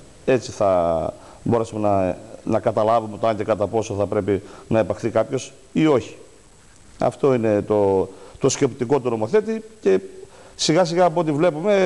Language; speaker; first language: Greek; native; Greek